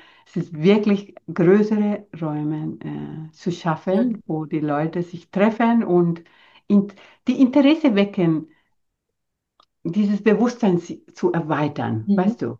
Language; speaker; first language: German; non-native, fluent; Spanish